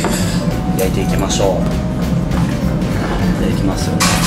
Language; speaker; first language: Japanese; native; Japanese